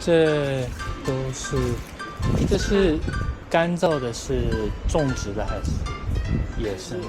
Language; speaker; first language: Chinese; non-native, fluent; Japanese